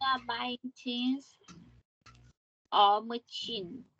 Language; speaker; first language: English; non-native, learner; Vietnamese